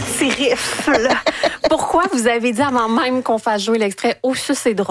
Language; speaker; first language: French; native; French